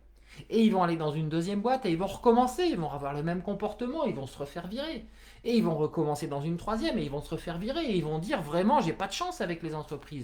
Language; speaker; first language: French; native; French